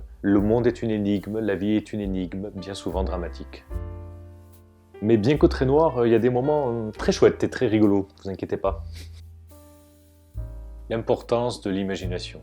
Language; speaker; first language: French; native; French